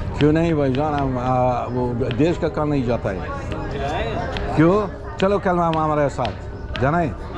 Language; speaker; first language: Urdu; non-native, learner; Persian